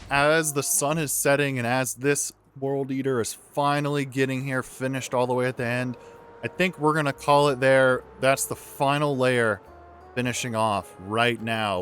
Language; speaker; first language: English; native; English